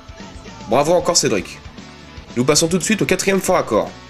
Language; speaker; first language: French; native; French